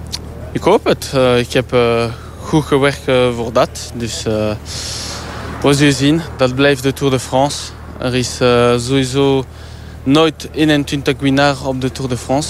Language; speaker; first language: Dutch; non-native, learner; French